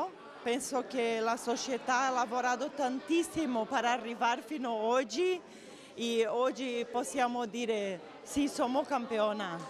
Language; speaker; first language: Italian; non-native, fluent; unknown